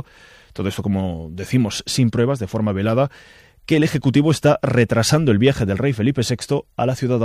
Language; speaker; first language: Spanish; native; Spanish